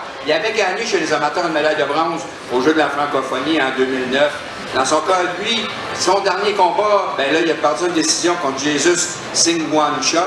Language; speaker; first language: French; native; French